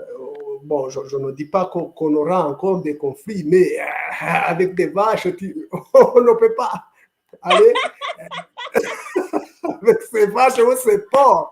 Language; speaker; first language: French; non-native, local second language; Kinyarwanda